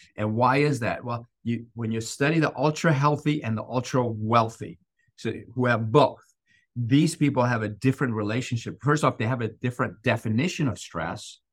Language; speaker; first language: English; non-native, fluent; Persian